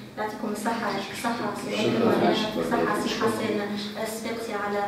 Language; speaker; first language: Arabic; native; Arabic